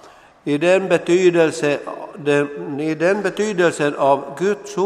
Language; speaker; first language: Swedish; non-native, local second language; Finnish